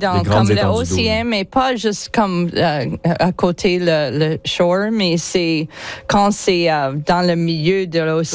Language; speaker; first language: French; non-native, learner; English